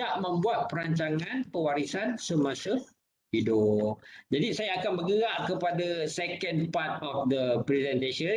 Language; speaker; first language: Malay; native; Malay